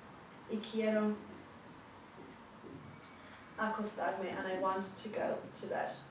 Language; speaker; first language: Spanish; non-native, fluent; English